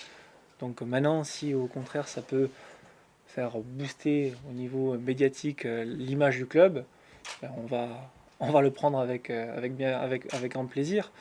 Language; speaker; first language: French; native; French